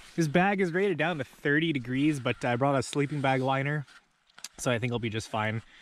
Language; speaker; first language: English; native; English